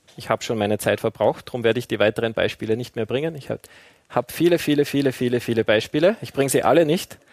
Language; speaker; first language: German; native; German